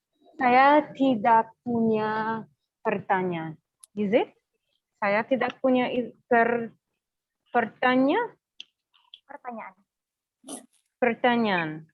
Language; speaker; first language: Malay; non-native, learner; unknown